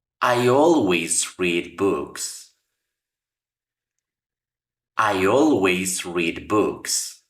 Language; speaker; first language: English; non-native, fluent; Spanish